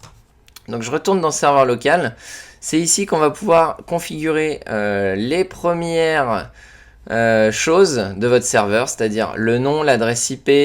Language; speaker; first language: French; native; French